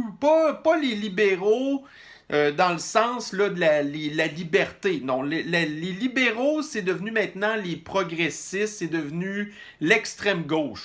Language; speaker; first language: French; native; French